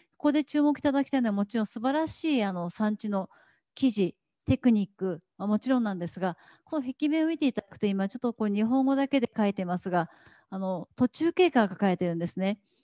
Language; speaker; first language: Japanese; native; Japanese